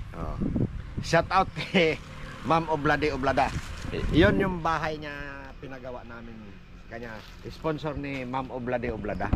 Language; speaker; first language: Filipino; non-native, local second language; Cebuano